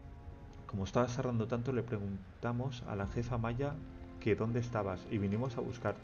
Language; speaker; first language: Spanish; native; Spanish